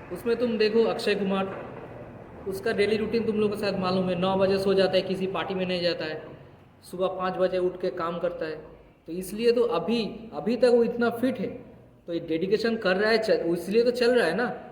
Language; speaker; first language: Hindi; non-native, local second language; Bangla